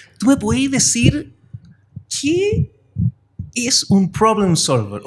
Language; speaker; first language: Spanish; native; Spanish